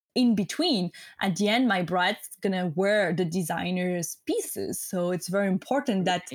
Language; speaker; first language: English; non-native, fluent; French